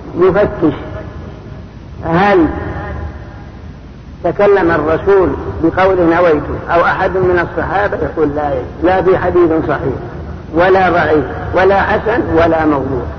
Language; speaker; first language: Arabic; native; Arabic